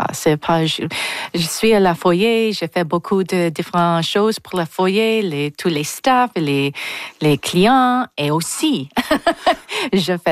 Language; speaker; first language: French; non-native, learner; English